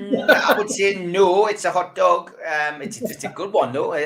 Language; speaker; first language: English; native; English